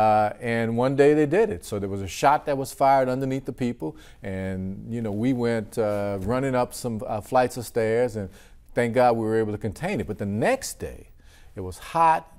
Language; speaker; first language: English; native; English